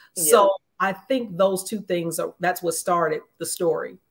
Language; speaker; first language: English; native; English